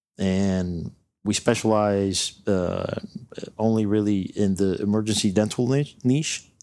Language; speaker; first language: English; non-native, local second language; Spanish